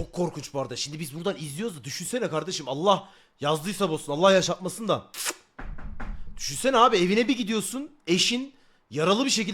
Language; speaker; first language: Turkish; native; Turkish